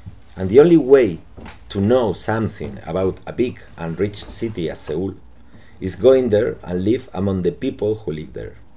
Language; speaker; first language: English; non-native, local second language; Spanish